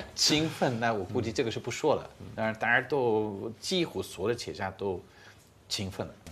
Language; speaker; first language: Chinese; non-native, fluent; English